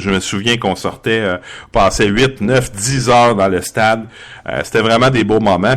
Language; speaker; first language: French; native; French